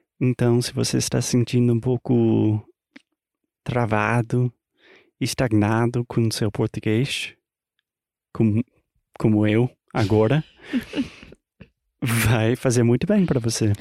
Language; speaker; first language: Portuguese; non-native, fluent; English